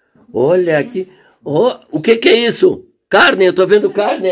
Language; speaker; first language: Portuguese; native; Portuguese